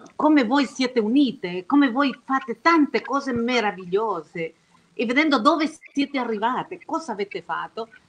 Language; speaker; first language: Italian; non-native, fluent; Spanish